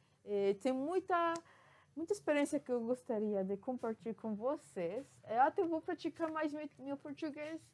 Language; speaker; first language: Portuguese; non-native, fluent; Spanish